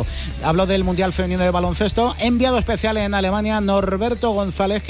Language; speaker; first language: Spanish; native; Spanish